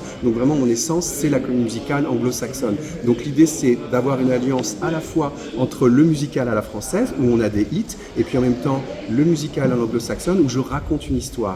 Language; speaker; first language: French; native; French